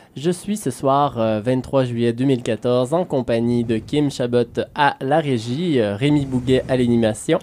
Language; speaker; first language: French; native; French